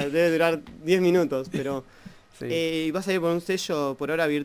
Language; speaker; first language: Spanish; native; Spanish